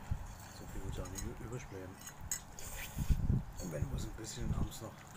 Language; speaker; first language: German; native; German